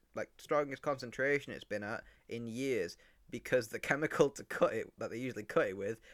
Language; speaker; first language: English; native; English